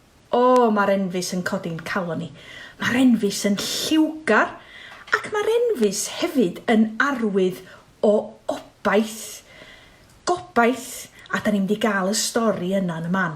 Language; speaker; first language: Welsh; native; Welsh